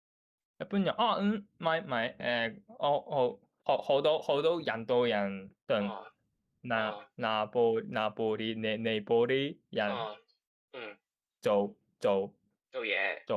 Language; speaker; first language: Chinese; non-native, learner; Japanese